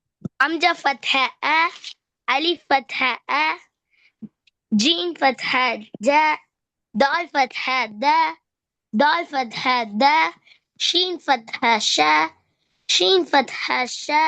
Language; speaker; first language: Arabic; non-native, learner; Tamil